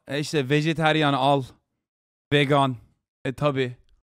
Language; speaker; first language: Turkish; early bilingual, heritage; Turkish